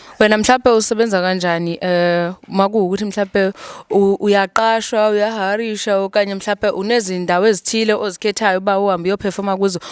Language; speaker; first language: Zulu; non-native, local second language; Xhosa